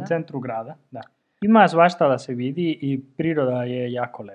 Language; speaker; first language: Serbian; non-native, fluent; Spanish